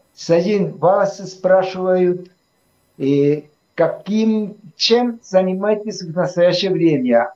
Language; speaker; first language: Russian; non-native, fluent; Spanish